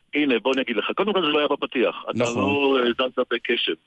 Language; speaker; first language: Hebrew; early bilingual, other home language; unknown